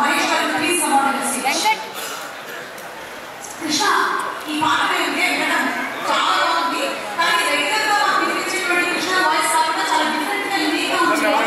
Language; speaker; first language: Telugu; native; Telugu